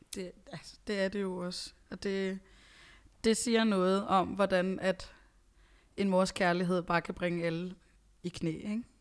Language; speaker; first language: Danish; early bilingual, other home language; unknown